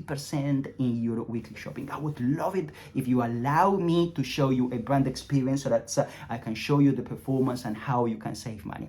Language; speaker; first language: English; non-native, fluent; Spanish